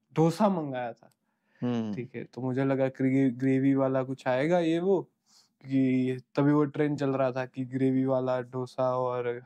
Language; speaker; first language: Hindi; non-native, local second language; Gujarati